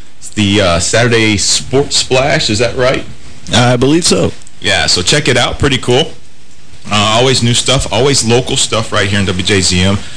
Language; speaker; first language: English; native; English